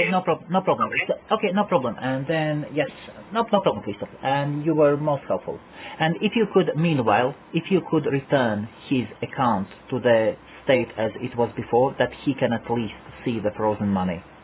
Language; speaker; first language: English; non-native, fluent; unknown